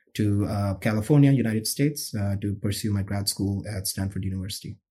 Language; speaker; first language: English; non-native, local second language; Hindi